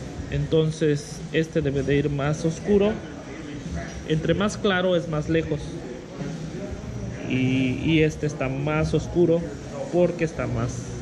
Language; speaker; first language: Spanish; native; Spanish